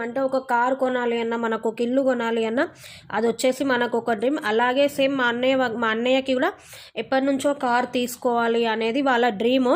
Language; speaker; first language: Telugu; native; Telugu